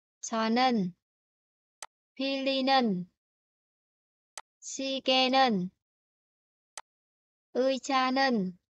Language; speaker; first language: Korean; non-native, fluent; Vietnamese